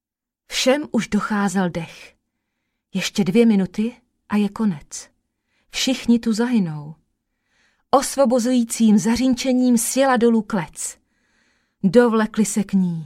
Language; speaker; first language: Czech; native; Czech